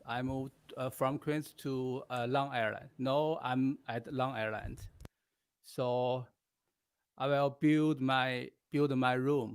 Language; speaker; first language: English; non-native, learner; Chinese